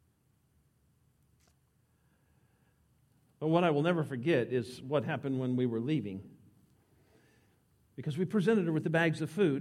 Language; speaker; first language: English; native; English